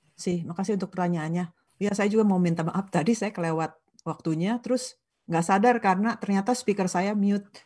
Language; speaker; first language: Indonesian; non-native, local second language; Sundanese